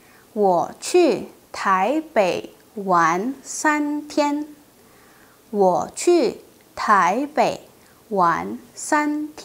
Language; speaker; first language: Chinese; non-native, fluent; Indonesian